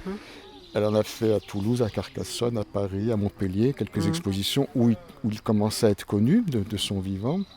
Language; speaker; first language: French; native; French